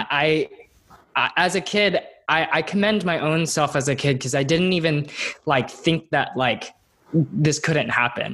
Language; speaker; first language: English; native; English